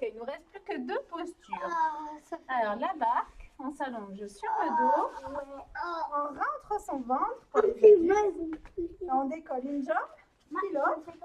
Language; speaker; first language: French; native; French